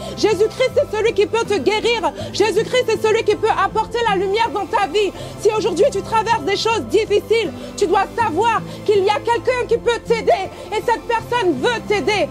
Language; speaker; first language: French; native; French